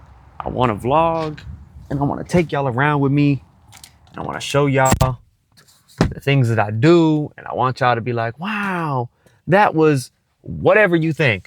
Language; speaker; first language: English; native; English